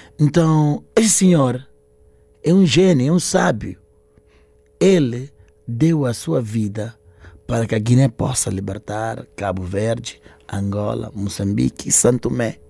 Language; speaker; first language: Portuguese; non-native, local second language; Upper Guinea Crioulo